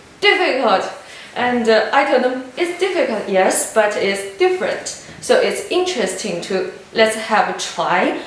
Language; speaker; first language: English; non-native, learner; Chinese